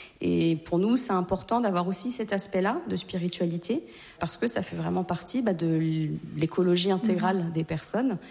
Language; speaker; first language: French; native; French